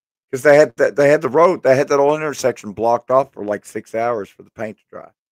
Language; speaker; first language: English; native; English